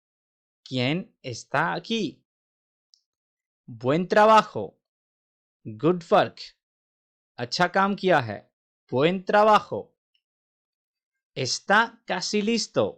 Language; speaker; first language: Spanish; non-native, fluent; Urdu